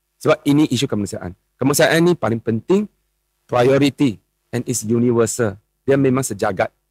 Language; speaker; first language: Malay; non-native, local second language; Chinese